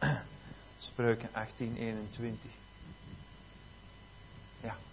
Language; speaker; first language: Dutch; native; Dutch